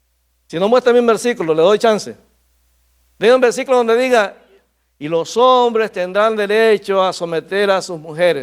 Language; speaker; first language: Spanish; native; Spanish